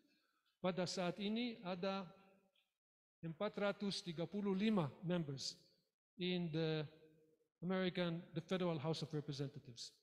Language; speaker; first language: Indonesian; non-native, learner; English